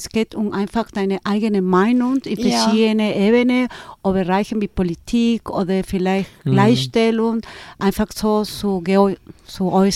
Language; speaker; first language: German; non-native, fluent; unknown